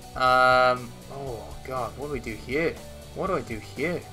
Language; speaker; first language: English; native; English